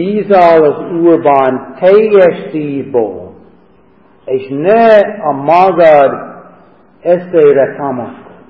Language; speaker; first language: Hungarian; non-native, learner; English